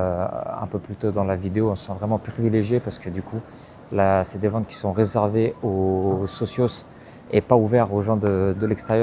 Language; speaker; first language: French; native; French